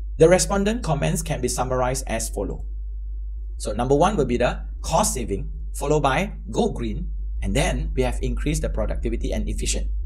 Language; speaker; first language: English; native; English